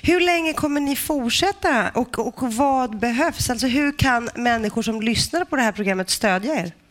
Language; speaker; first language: Swedish; native; Swedish